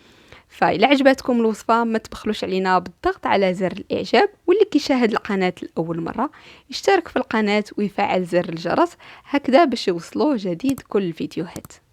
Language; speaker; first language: Arabic; native; Arabic